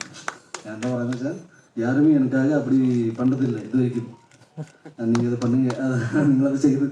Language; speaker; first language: Tamil; non-native, fluent; Malayalam